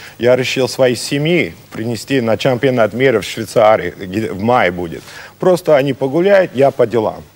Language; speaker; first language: Russian; non-native, learner; English